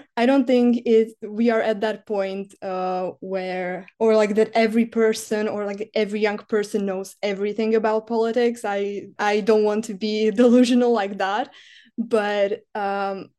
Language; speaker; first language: English; non-native, fluent; Slovak